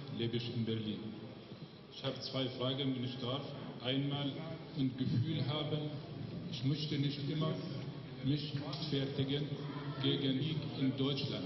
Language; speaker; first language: German; non-native, learner; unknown